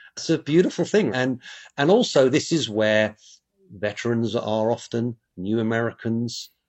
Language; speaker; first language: English; native; English